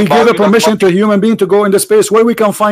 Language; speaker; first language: English; non-native, fluent; Arabic